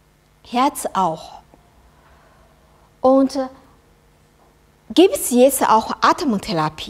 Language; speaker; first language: German; non-native, learner; Chinese